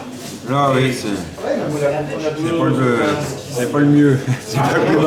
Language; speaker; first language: French; native; French